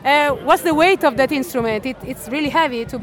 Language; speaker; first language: English; non-native, fluent; Italian